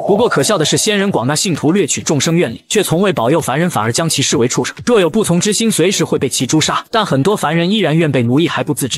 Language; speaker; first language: Chinese; native; Chinese